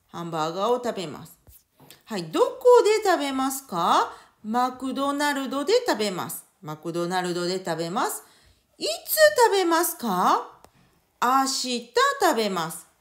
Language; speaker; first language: Japanese; non-native, fluent; French